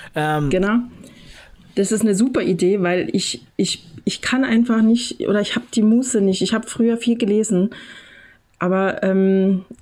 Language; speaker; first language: German; native; German